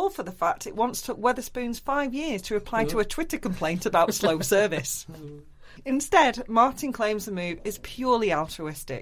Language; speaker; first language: English; native; English